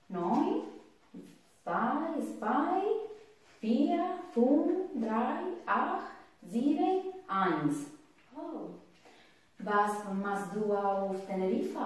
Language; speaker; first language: German; non-native, learner; Spanish